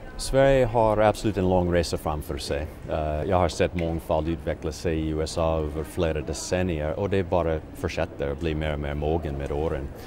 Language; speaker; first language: Swedish; non-native, fluent; English